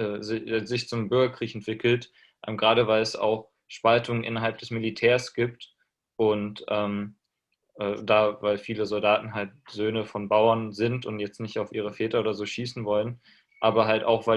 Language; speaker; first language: German; native; German